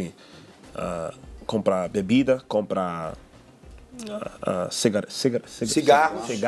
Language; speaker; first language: Portuguese; non-native, learner; English